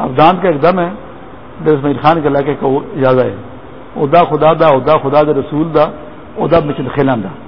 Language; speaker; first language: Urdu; non-native, local second language; Pashto